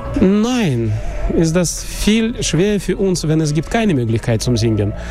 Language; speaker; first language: German; non-native, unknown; Russian